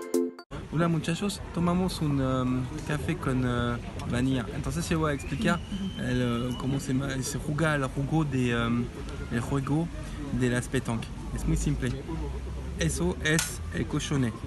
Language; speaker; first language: Spanish; non-native, learner; French